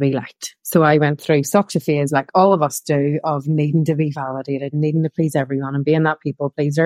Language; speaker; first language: English; native; English